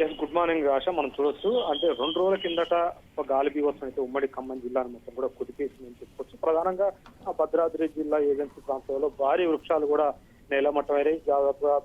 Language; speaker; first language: Telugu; native; Telugu